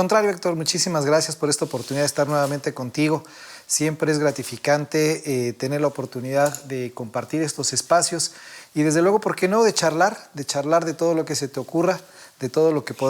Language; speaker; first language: Spanish; native; Spanish